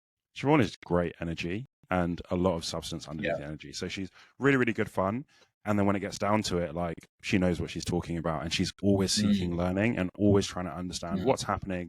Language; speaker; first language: English; native; English